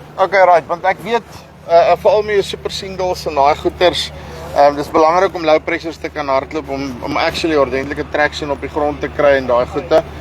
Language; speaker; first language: Afrikaans; native; Afrikaans